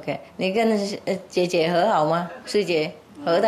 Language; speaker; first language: Chinese; non-native, fluent; Vietnamese